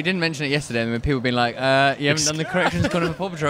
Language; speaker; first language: English; native; English